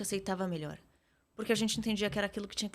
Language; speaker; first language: Portuguese; native; Portuguese